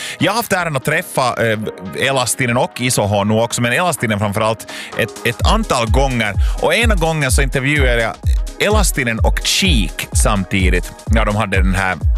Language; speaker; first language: Swedish; native; Swedish